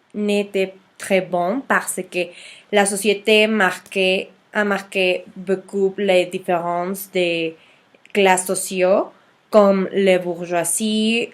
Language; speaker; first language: French; non-native, learner; Spanish